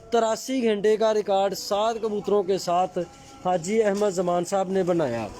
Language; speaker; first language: Urdu; non-native, local second language; Punjabi